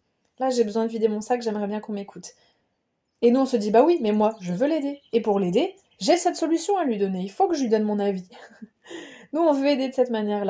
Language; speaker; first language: French; native; French